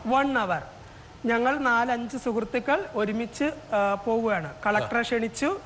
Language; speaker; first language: Malayalam; native; Malayalam